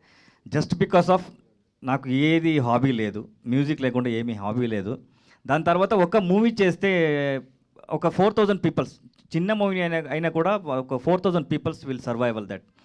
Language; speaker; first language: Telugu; non-native, learner; Kannada